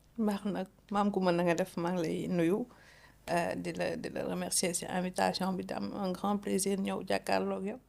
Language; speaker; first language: Wolof; early bilingual, other home language; Lingala